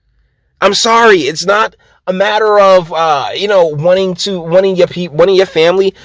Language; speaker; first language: English; native; English